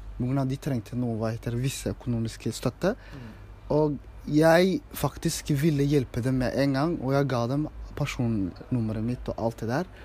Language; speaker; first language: Norwegian; early bilingual, other home language; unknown